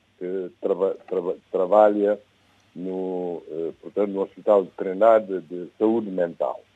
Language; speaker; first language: Portuguese; non-native, local second language; Kabuverdianu